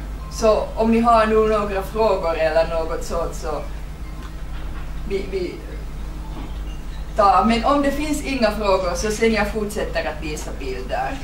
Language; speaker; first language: Swedish; non-native, fluent; Finnish